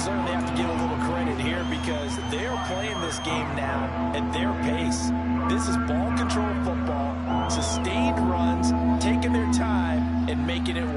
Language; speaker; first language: English; native; English